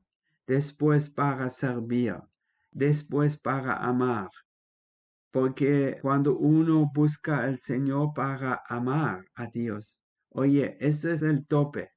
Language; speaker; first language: Spanish; non-native, fluent; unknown